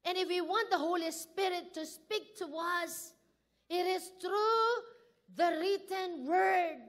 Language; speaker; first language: English; non-native, local second language; Filipino